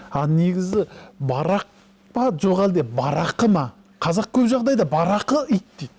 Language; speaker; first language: Kazakh; early bilingual, heritage; Kazakh